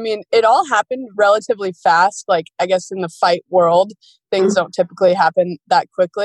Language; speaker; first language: English; native; English